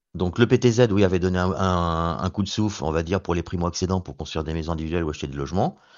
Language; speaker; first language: French; native; French